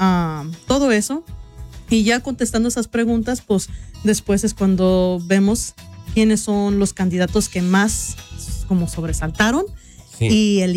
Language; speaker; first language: Spanish; early bilingual, heritage; Spanish